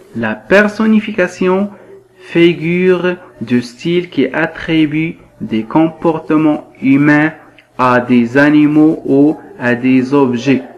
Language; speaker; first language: French; non-native, local second language; Arabic